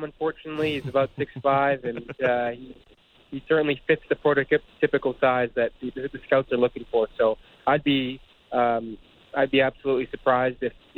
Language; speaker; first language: English; native; English